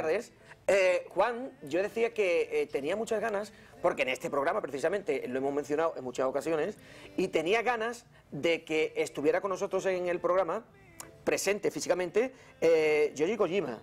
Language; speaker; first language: Spanish; native; Spanish